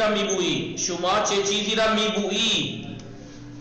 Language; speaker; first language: Persian; non-native, fluent; Urdu